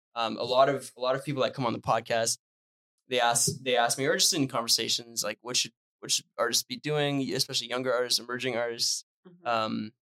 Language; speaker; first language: English; non-native, fluent; French